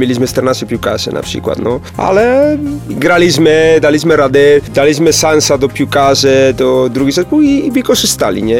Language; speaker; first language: Polish; non-native, fluent; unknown